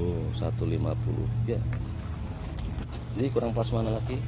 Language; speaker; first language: Indonesian; non-native, local second language; Javanese